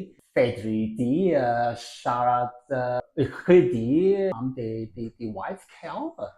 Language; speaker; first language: Welsh; non-native, learner; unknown